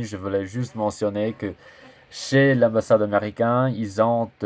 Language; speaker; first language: French; non-native, learner; English